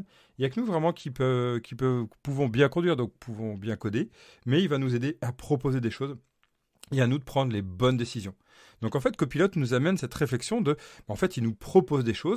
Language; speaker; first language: French; native; French